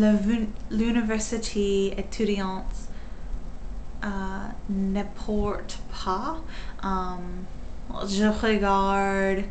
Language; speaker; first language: French; non-native, learner; English